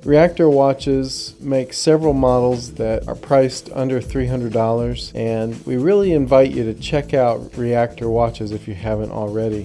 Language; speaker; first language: English; native; English